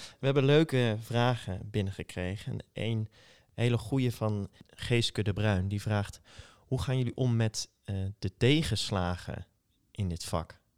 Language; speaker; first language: Dutch; native; Dutch